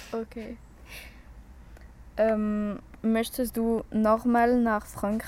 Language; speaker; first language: German; non-native, learner; French